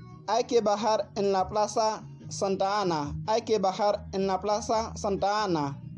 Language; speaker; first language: Spanish; non-native, learner; Haitian Creole